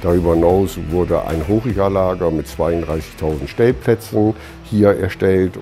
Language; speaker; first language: German; native; German